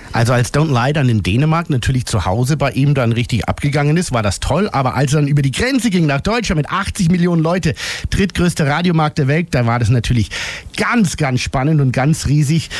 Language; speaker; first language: German; native; German